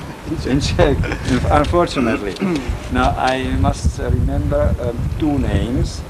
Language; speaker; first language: English; non-native, fluent; Czech